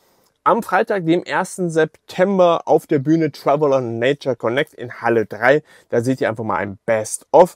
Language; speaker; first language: German; native; German